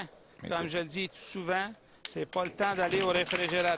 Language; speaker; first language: French; native; French